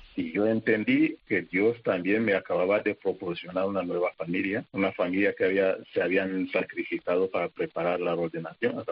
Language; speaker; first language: Spanish; non-native, fluent; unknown